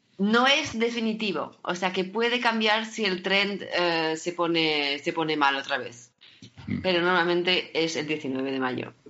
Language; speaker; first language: Spanish; early bilingual, heritage; French